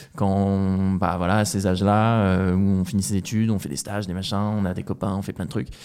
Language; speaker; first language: French; native; French